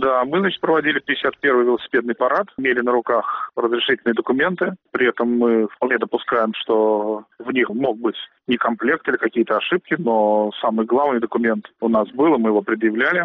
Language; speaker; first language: Russian; native; Russian